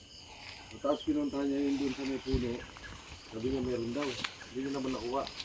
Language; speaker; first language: Filipino; native; Filipino